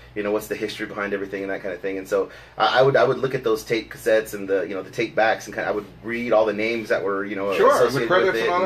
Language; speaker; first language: English; native; English